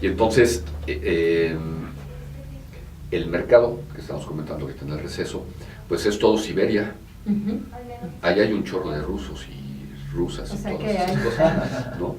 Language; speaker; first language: Spanish; native; Spanish